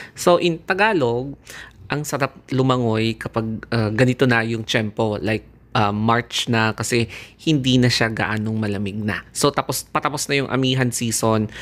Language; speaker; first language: Filipino; non-native, local second language; Iloko